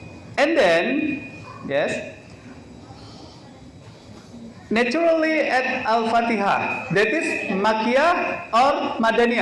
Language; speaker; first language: English; non-native, learner; Indonesian